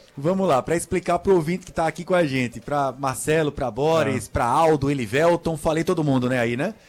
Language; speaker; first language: Portuguese; native; Portuguese